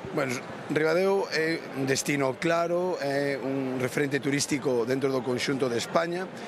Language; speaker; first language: Galician; native; Galician